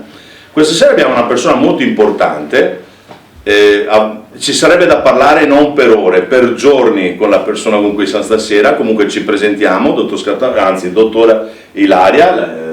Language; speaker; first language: Italian; native; Italian